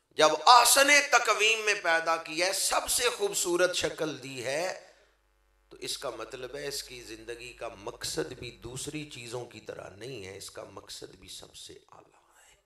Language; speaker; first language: Urdu; non-native, local second language; Punjabi